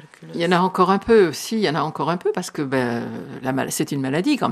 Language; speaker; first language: French; native; French